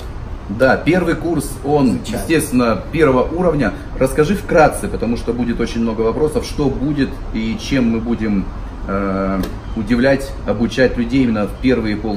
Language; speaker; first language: Russian; native; Russian